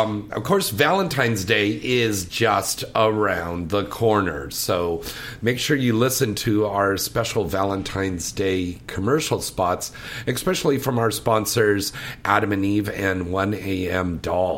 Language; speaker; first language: English; native; English